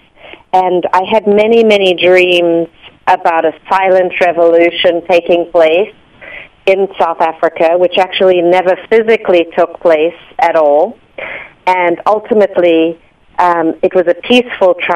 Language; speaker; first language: English; native; English